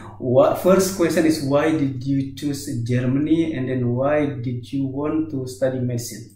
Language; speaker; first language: English; non-native, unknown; Indonesian